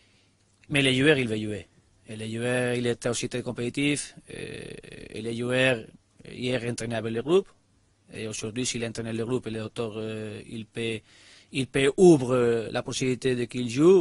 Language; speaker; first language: French; non-native, learner; Spanish